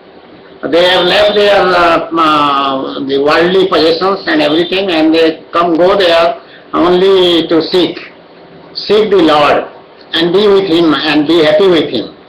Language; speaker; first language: English; non-native, local second language; Odia